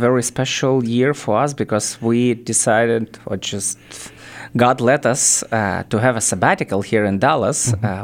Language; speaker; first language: English; non-native, fluent; Ukrainian